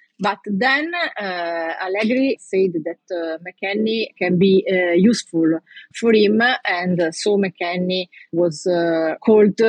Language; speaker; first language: English; non-native, learner; Italian